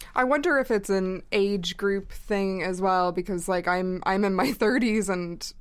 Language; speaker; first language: English; native; English